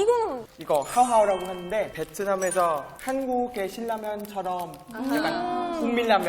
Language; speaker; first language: Korean; non-native, fluent; Vietnamese